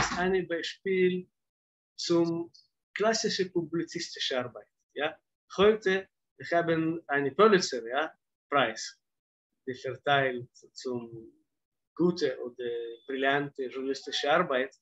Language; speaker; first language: German; non-native, fluent; Russian